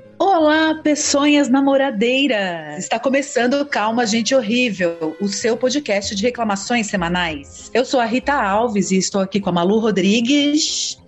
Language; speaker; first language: Portuguese; native; Portuguese